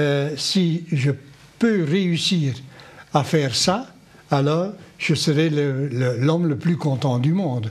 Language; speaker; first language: French; non-native, local second language; Dutch